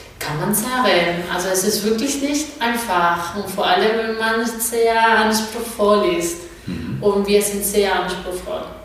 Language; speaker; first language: German; non-native, fluent; Spanish